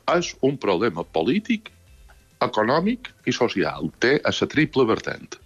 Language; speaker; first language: Catalan; native; Catalan